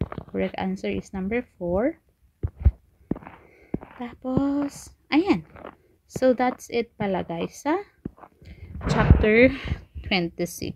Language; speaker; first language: English; non-native, local second language; Filipino